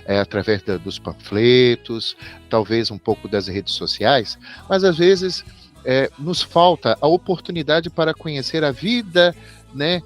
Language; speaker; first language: Portuguese; native; Portuguese